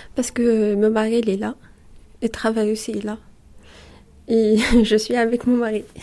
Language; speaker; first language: French; non-native, learner; Arabic